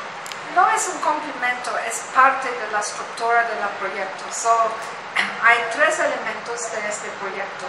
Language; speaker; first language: Spanish; non-native, learner; English